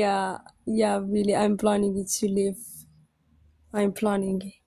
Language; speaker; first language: English; non-native, learner; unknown